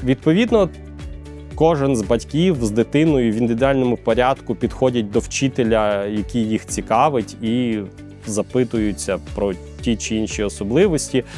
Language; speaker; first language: Ukrainian; native; Ukrainian